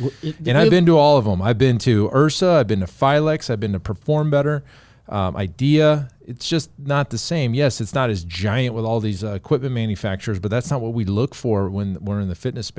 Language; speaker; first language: English; native; English